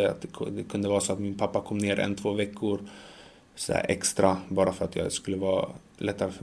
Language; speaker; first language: Swedish; early bilingual, other home language; Macedonian